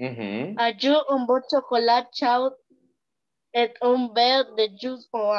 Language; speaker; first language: French; non-native, learner; Spanish